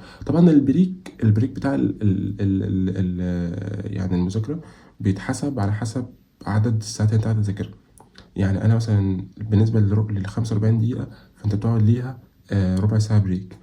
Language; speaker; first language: Arabic; native; Arabic